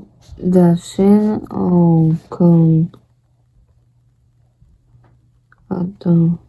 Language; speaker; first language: French; non-native, learner; Portuguese